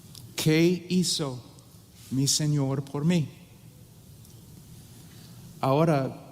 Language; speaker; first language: Spanish; non-native, fluent; English